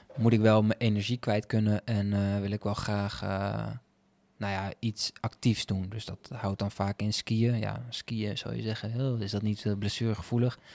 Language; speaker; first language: Dutch; native; Dutch